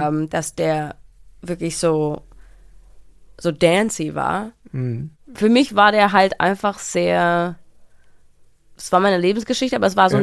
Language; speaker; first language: German; early bilingual, heritage; German